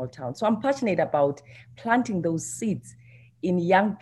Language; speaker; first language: English; non-native, local second language; Xhosa